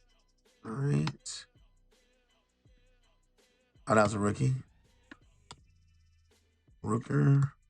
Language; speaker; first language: English; native; English